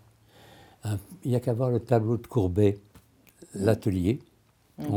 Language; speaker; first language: French; early bilingual, other home language; Russian